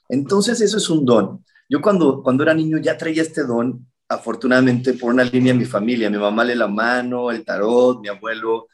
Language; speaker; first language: Spanish; native; Spanish